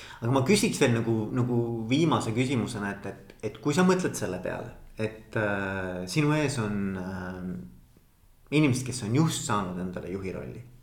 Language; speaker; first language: Estonian; native; Estonian